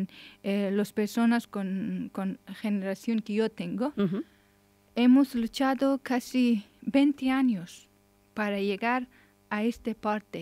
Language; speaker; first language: Spanish; non-native, learner; Persian